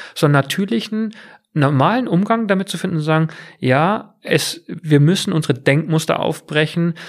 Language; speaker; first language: German; native; German